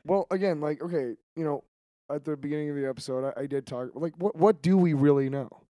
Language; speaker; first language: English; native; English